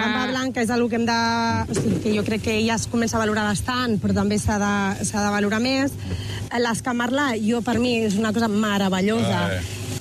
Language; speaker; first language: Catalan; native; Catalan